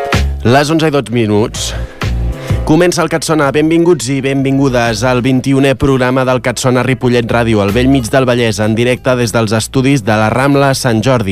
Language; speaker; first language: Catalan; native; Catalan